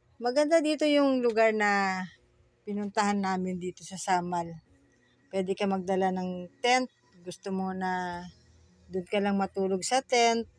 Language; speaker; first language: Filipino; non-native, local second language; Cebuano